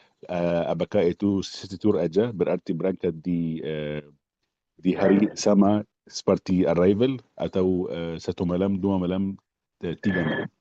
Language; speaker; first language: Indonesian; non-native, fluent; Arabic